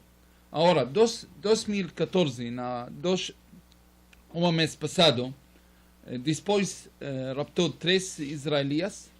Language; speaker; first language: Spanish; non-native, learner; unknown